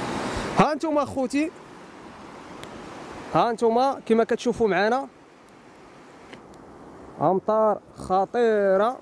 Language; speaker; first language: Arabic; native; Arabic